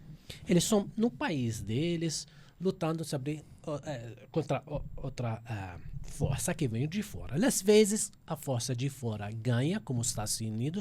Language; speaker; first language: Portuguese; non-native, fluent; Arabic